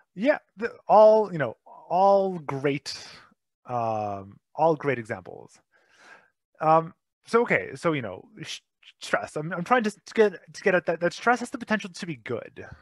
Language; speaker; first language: English; native; English